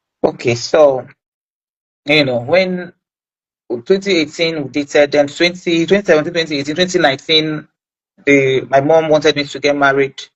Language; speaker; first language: English; non-native, local second language; Igbo